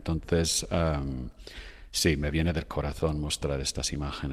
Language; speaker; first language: Spanish; non-native, fluent; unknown